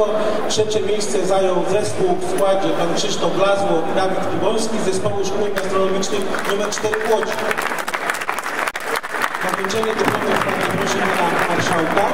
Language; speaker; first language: Polish; native; Polish